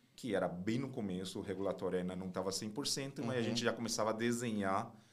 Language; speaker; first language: Portuguese; non-native, fluent; Chinese